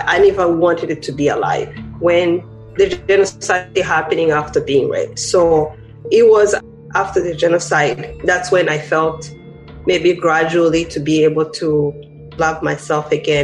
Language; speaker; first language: English; non-native, local second language; Kinyarwanda